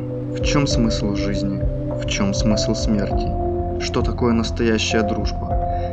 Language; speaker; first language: Russian; native; Russian